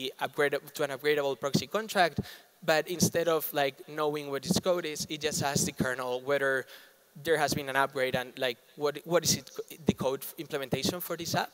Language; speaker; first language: English; non-native, fluent; Spanish